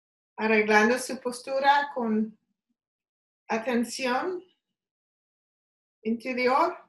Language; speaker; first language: Spanish; non-native, learner; English